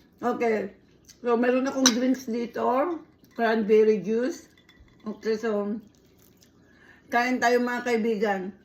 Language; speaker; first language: Filipino; non-native, local second language; Iloko